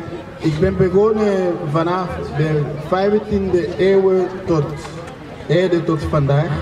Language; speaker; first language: Dutch; non-native, fluent; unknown